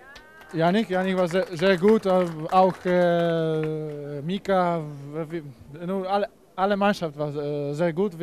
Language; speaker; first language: German; non-native, learner; Polish